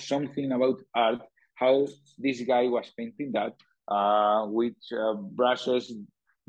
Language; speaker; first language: English; non-native, fluent; Spanish